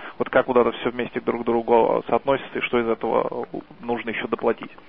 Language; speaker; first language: Russian; native; Russian